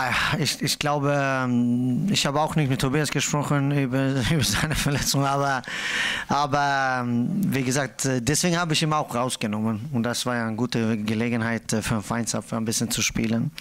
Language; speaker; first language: German; non-native, fluent; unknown